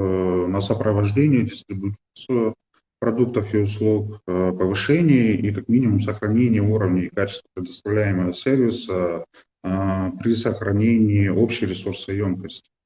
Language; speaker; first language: Russian; native; Russian